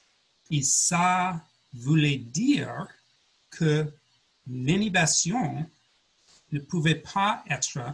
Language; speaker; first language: French; non-native, learner; English